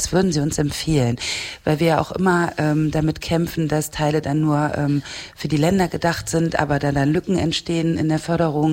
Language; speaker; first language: German; native; German